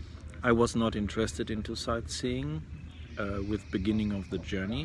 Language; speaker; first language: English; non-native, fluent; German